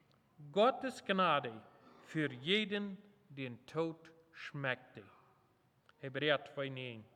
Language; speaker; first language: German; non-native, local second language; Plautdietsch